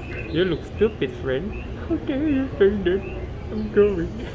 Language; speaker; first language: English; non-native, learner; Korean